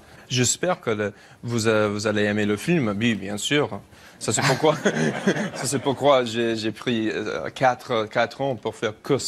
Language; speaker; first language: French; non-native, learner; English